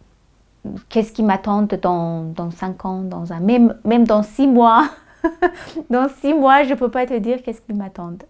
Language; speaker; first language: French; non-native, fluent; Persian